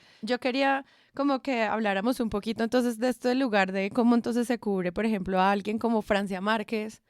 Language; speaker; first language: Spanish; native; Spanish